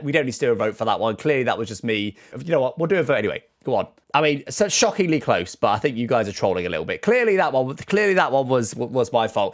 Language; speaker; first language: English; native; English